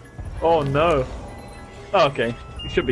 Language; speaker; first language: English; native; English